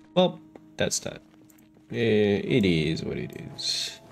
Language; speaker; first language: English; non-native, local second language; Malay